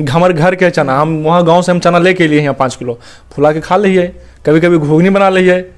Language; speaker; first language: Hindi; native; Hindi